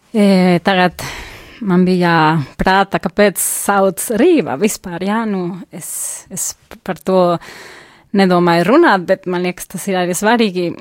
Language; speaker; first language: Latvian; non-native, fluent; Spanish